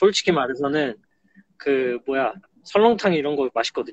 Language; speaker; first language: Korean; native; Korean